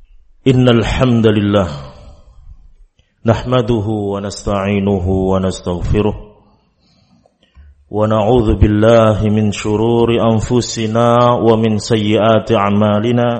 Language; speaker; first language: Arabic; non-native, fluent; Indonesian